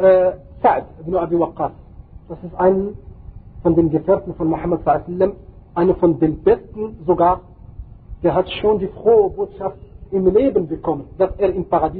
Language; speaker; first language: German; non-native, fluent; Arabic